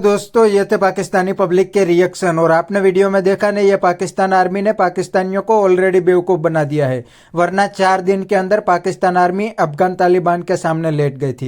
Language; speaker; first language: Hindi; native; Hindi